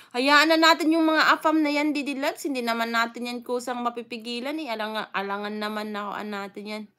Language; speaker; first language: Filipino; non-native, local second language; Waray